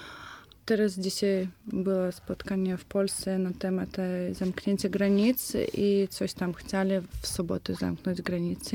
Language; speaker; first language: Polish; non-native, fluent; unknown